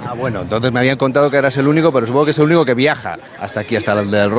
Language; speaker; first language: Spanish; native; Spanish